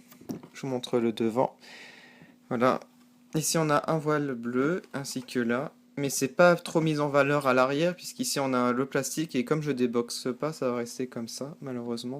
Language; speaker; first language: French; native; French